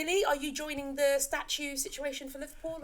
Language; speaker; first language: English; native; English